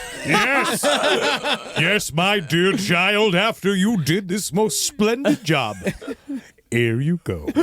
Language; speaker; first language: English; native; English